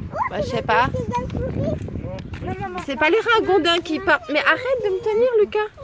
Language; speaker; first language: French; native; French